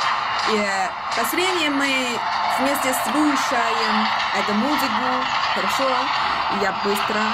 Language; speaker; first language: Russian; non-native, learner; Chinese